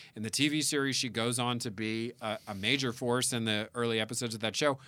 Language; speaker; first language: English; native; English